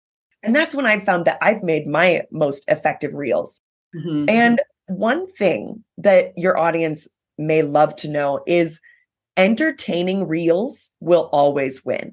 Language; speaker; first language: English; native; English